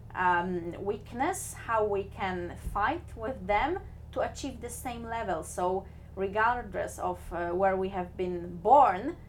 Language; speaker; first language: English; non-native, fluent; Polish